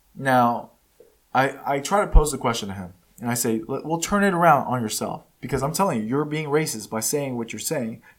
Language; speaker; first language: English; early bilingual, other home language; Spanish